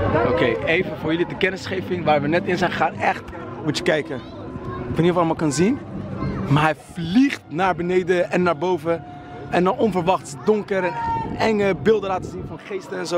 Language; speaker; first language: Dutch; native; Dutch